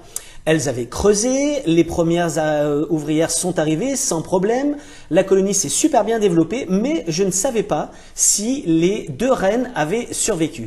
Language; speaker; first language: French; native; French